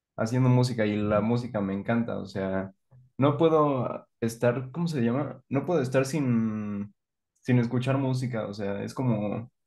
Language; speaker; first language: Spanish; native; Spanish